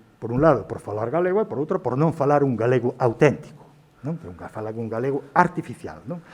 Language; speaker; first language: Galician; native; Galician